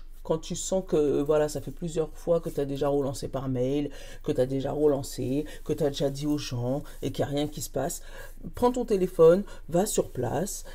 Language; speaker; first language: French; native; French